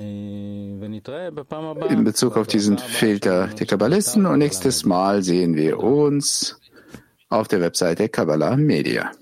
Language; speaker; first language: German; non-native, fluent; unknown